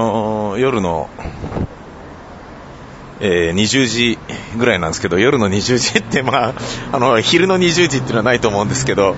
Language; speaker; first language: Japanese; native; Japanese